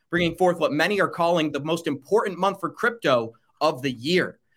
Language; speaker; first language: English; native; English